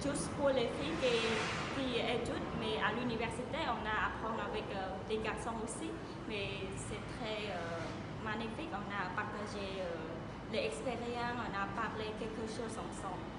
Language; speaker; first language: French; non-native, learner; Khmer